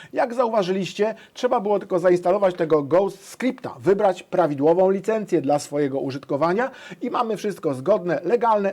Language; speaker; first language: Polish; native; Polish